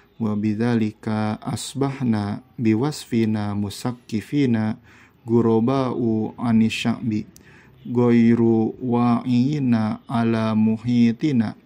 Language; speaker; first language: Arabic; non-native, fluent; Indonesian